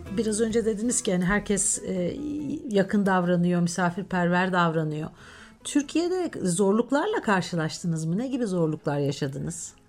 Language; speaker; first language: Turkish; native; Turkish